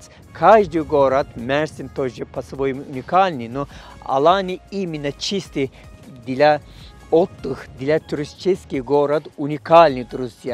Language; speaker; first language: Russian; non-native, learner; Turkish